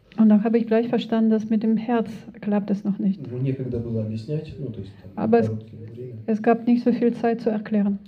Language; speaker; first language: German; non-native, fluent; Russian